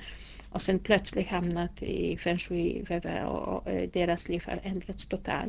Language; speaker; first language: Swedish; non-native, fluent; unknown